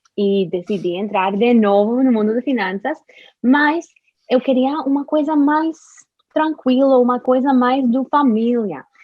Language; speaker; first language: Portuguese; non-native, fluent; English